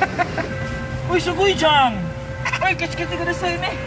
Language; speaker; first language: Japanese; non-native, learner; Cebuano